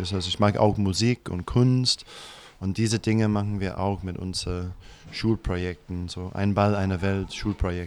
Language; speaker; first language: German; non-native, fluent; English